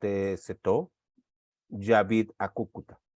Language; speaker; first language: French; non-native, learner; Spanish